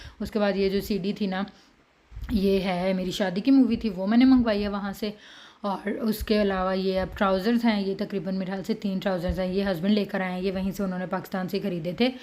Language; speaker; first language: Urdu; native; Urdu